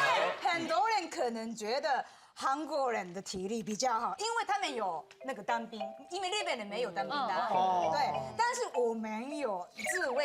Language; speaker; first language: Chinese; non-native, fluent; Japanese